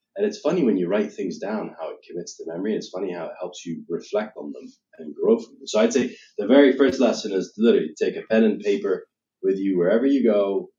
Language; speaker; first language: English; native; English